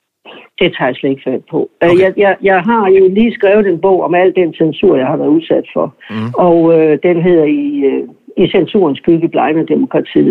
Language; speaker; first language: Danish; native; Danish